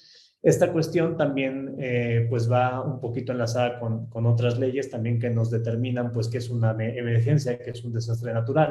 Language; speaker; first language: Spanish; native; Spanish